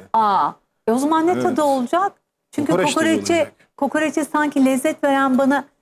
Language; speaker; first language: Turkish; native; Turkish